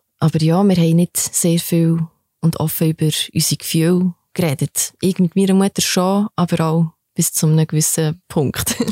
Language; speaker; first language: German; early bilingual, other home language; Albanian